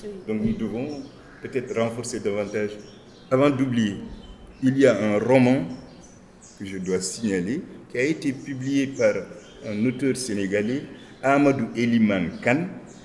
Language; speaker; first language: French; non-native, local second language; Wolof